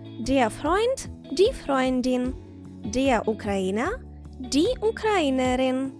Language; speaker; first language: German; non-native, fluent; Ukrainian